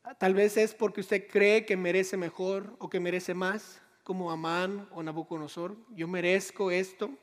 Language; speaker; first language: Spanish; native; Spanish